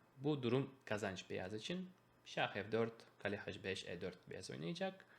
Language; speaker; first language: Turkish; non-native, fluent; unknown